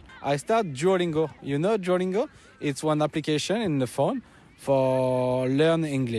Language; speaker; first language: English; non-native, learner; French